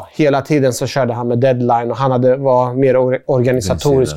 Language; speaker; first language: Swedish; early bilingual, other home language; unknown